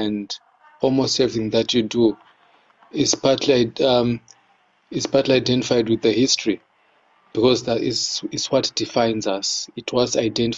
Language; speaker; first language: English; non-native, local second language; Shona